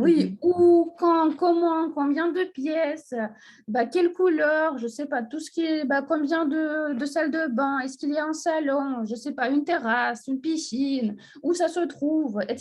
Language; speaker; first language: French; non-native, fluent; Russian